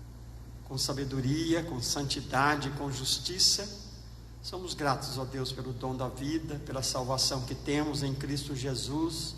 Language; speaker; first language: Portuguese; native; Portuguese